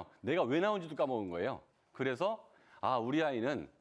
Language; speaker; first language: Korean; native; Korean